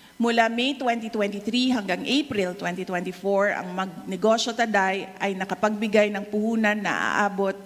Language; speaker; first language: Filipino; non-native, local second language; Cebuano